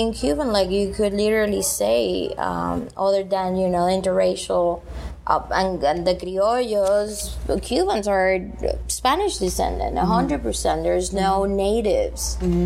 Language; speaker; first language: English; non-native, fluent; Spanish